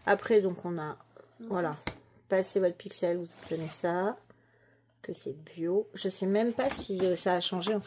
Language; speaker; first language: French; native; French